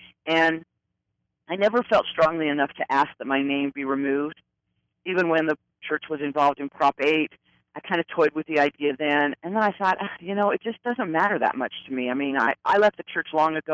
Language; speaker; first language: English; native; English